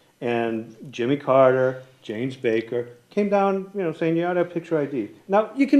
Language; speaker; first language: English; native; English